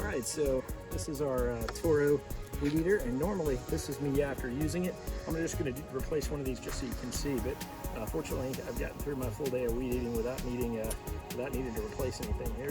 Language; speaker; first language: English; native; English